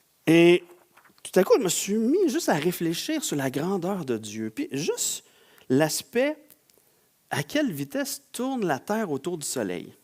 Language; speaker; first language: French; native; French